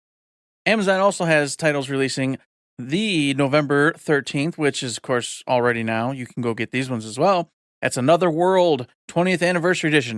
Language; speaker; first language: English; native; English